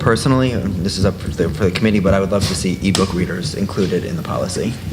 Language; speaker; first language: English; native; English